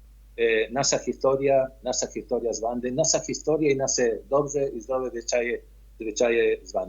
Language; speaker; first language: Polish; early bilingual, heritage; Polish